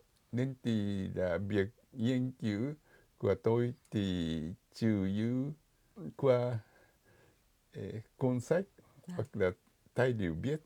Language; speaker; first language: Vietnamese; non-native, fluent; Japanese